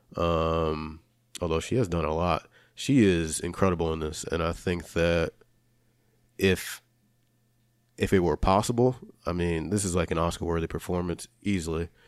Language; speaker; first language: English; native; English